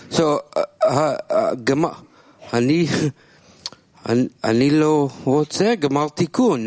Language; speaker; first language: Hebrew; non-native, learner; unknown